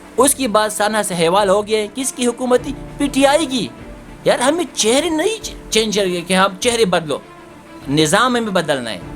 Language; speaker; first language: Urdu; non-native, local second language; Pashto